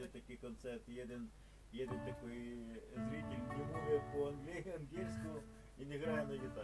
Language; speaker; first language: Polish; non-native, learner; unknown